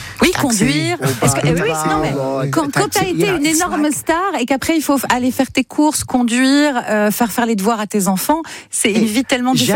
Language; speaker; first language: French; native; French